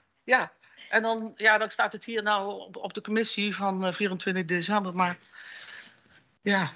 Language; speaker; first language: Dutch; native; Dutch